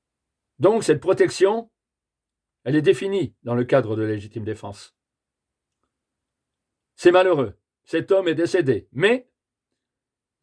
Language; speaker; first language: French; native; French